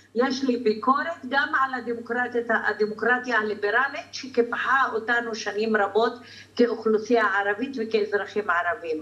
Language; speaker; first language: Hebrew; non-native, local second language; Arabic